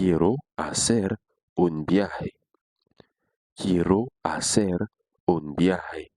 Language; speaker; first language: Spanish; non-native, fluent; Haitian Creole